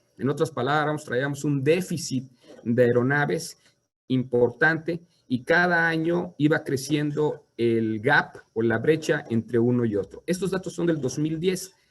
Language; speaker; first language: Spanish; native; Spanish